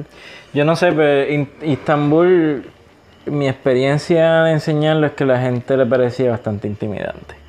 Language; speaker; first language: Spanish; native; Spanish